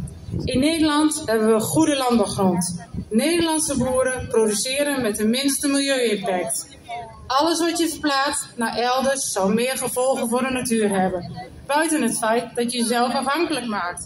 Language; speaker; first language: Dutch; native; Dutch